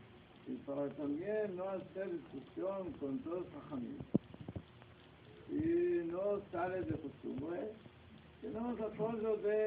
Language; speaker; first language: Spanish; non-native, learner; Hebrew